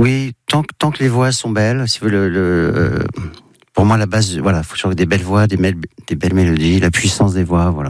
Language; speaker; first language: French; native; French